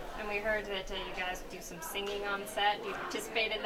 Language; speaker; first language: English; native; English